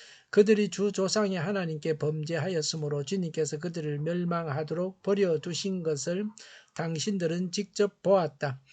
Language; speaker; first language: Korean; native; Korean